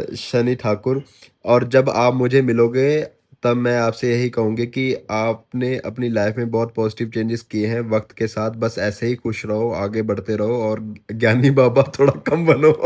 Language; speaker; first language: Hindi; native; Hindi